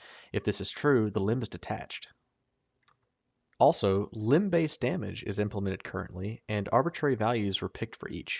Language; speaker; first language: English; native; English